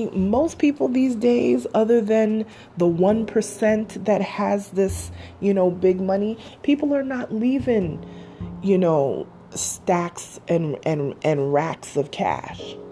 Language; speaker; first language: English; native; English